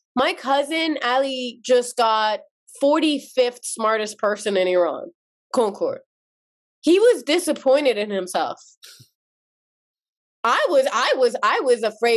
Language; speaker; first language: English; early bilingual, other home language; Azerbaijani